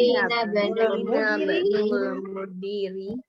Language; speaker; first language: Arabic; non-native, learner; Indonesian